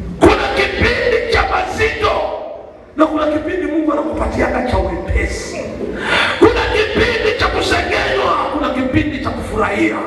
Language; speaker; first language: Swahili; non-native, local second language; Kamba